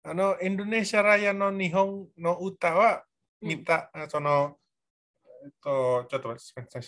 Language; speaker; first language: Japanese; non-native, learner; Indonesian